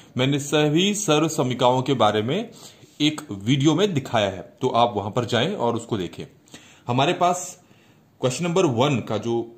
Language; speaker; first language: Hindi; native; Hindi